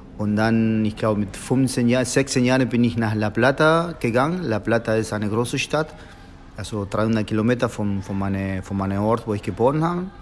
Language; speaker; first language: German; non-native, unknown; Spanish